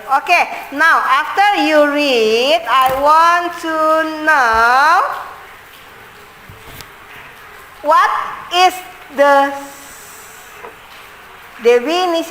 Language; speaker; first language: English; non-native, learner; Indonesian